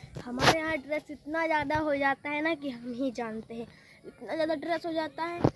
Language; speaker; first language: Hindi; native; Hindi